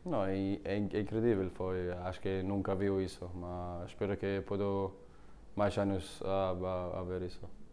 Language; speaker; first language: Portuguese; non-native, learner; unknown